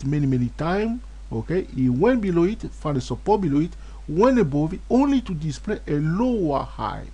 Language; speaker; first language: English; non-native, fluent; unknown